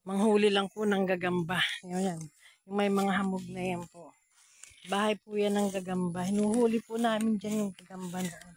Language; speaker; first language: Filipino; native; Filipino